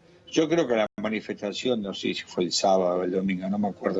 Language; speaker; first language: Spanish; native; Spanish